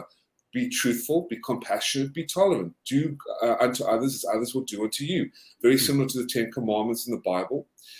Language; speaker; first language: English; native; English